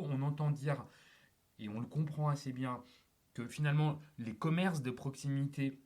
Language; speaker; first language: French; native; French